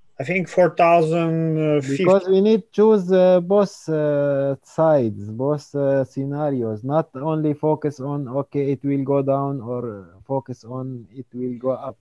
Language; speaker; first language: English; non-native, learner; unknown